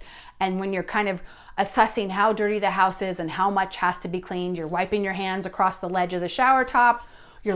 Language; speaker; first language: English; native; English